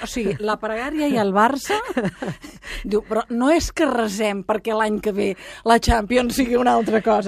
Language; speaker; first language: Catalan; native; Catalan